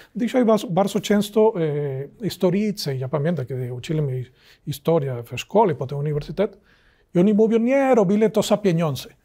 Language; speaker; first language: Polish; non-native, learner; Spanish